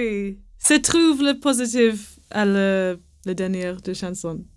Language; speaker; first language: French; non-native, learner; English